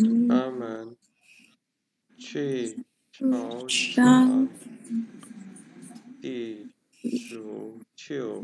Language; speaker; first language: Chinese; non-native, learner; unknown